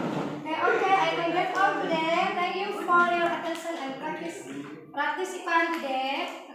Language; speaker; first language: English; non-native, learner; Indonesian